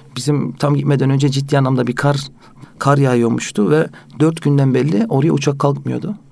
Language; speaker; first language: Turkish; early bilingual, heritage; Turkish